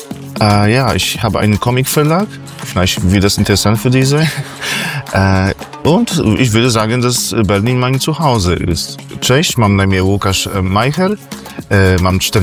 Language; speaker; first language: German; non-native, fluent; Polish